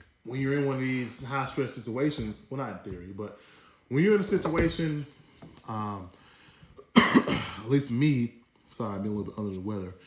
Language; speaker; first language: English; native; English